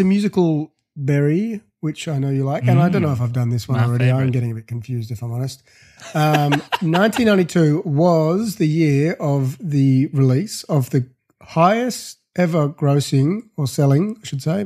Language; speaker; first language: English; native; English